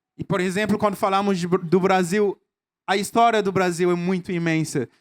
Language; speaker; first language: Portuguese; non-native, fluent; Mossi